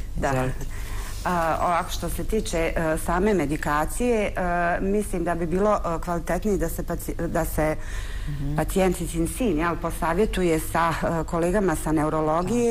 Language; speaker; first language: Bosnian; native; Bosnian